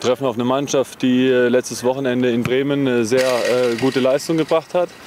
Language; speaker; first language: German; native; German